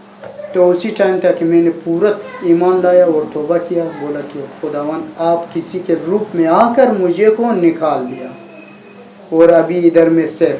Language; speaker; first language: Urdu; non-native, learner; Persian